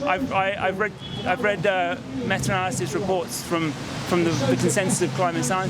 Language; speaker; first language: English; native; English